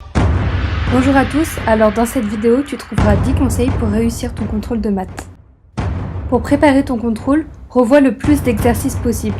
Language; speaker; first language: French; native; French